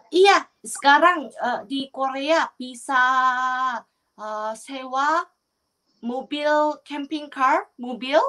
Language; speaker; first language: Indonesian; non-native, fluent; Korean